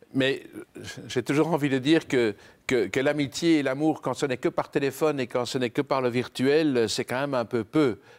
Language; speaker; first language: French; native; French